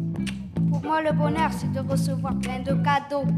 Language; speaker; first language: French; native; French